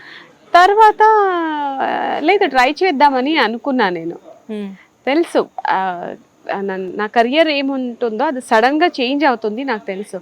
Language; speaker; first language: Telugu; non-native, fluent; Tamil